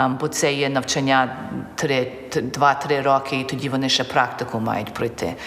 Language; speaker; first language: Ukrainian; early bilingual, heritage; Ukrainian